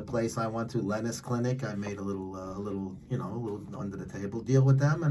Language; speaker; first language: English; native; English